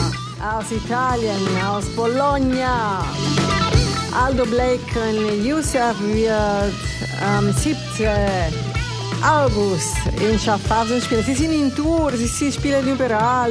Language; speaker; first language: German; non-native, learner; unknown